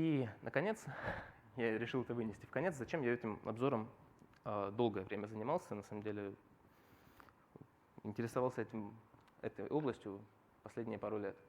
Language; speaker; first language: Russian; native; Russian